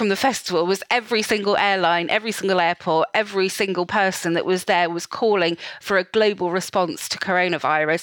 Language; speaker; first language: English; native; English